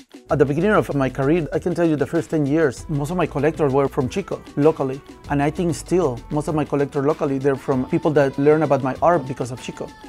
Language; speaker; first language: English; non-native, fluent; Spanish